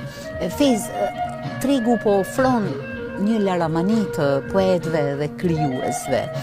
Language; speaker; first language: Albanian; native; Albanian